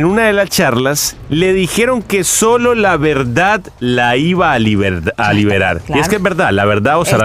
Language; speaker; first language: Spanish; native; Spanish